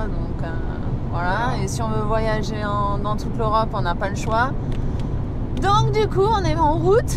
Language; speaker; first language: French; native; French